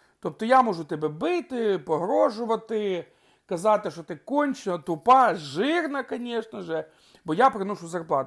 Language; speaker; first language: Ukrainian; native; Ukrainian